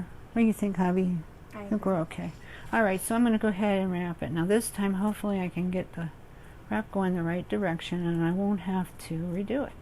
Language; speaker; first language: English; native; English